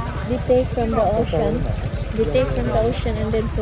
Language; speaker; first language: English; non-native, local second language; Filipino